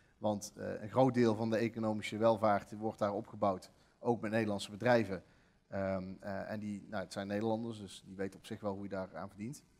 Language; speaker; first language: Dutch; native; Dutch